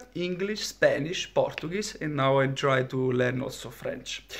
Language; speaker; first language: English; non-native, learner; Italian